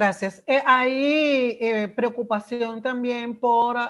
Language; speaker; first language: Spanish; native; Spanish